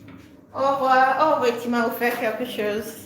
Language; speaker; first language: French; non-native, learner; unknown